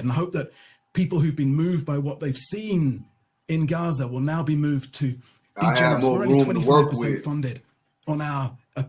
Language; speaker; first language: English; native; English